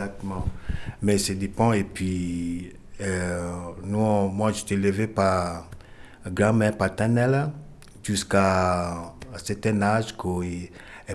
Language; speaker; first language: French; non-native, fluent; Ewe